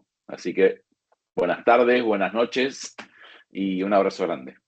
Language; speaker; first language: Spanish; native; Spanish